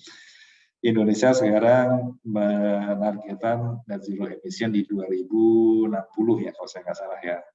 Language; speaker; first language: Indonesian; native; Indonesian